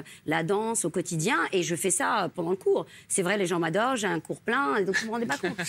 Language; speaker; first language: French; non-native, fluent; English